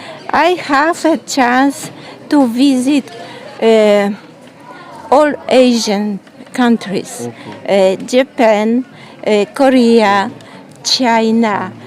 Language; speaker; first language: English; non-native, learner; Polish